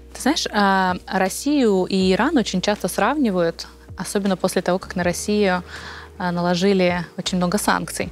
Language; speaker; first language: Russian; native; Russian